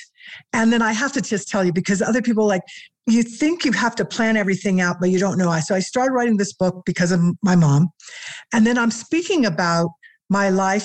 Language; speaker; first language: English; native; English